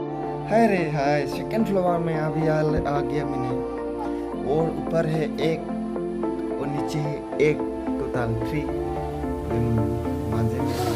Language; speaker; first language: Hindi; non-native, local second language; Assamese